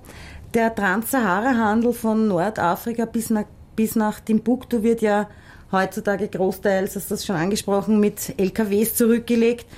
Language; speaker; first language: German; native; German